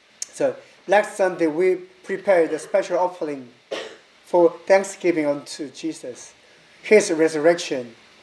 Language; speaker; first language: English; non-native, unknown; Korean